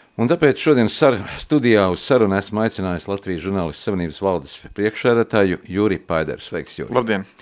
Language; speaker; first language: Latvian; native; Latvian